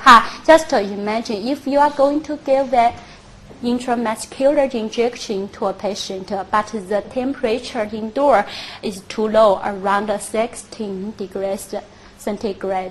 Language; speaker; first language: English; non-native, fluent; Chinese